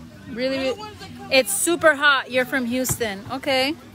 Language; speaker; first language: English; early bilingual, other home language; Spanish